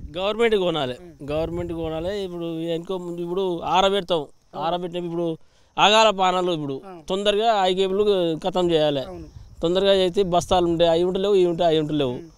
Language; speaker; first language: Telugu; native; Telugu